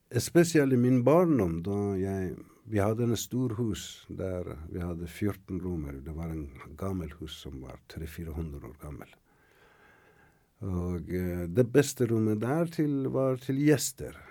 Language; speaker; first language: Norwegian; non-native, fluent; Persian